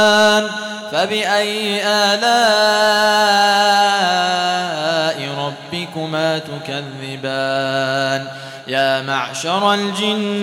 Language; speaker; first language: Arabic; native; Arabic